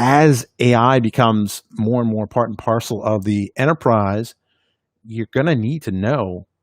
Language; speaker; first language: English; native; English